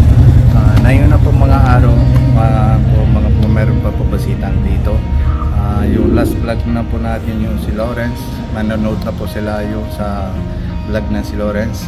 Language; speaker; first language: Filipino; non-native, learner; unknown